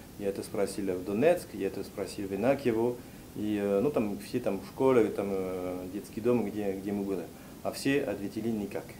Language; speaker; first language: Russian; non-native, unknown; French